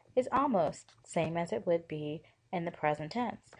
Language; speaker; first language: English; native; English